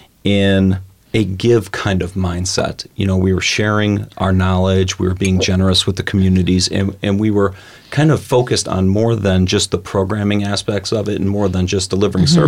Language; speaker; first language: English; native; English